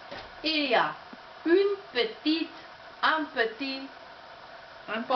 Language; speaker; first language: French; non-native, learner; Czech